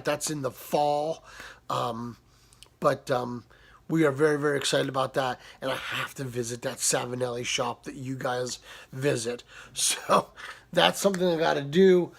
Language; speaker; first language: English; native; English